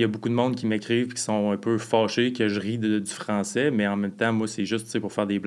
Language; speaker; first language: French; native; French